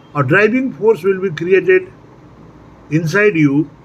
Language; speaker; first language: English; non-native, local second language; Nepali